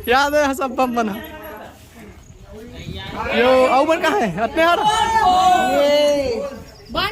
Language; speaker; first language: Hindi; non-native, local second language; Chhattisgarhi